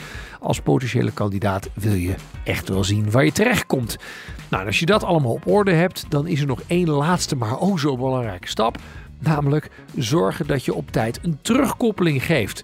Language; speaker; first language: Dutch; native; Dutch